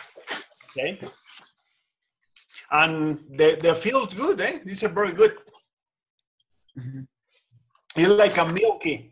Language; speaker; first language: English; non-native, learner; Spanish